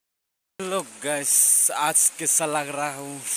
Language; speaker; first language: Hindi; non-native, local second language; Garo